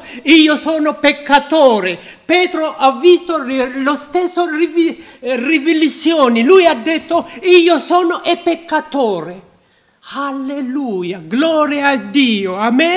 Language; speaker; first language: Italian; non-native, learner; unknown